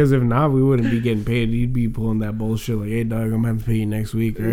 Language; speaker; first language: English; early bilingual, other home language; Spanish